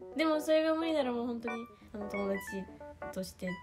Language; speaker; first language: Japanese; native; Japanese